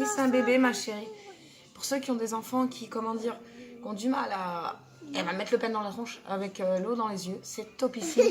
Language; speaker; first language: French; native; French